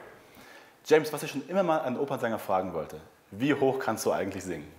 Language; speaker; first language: German; native; German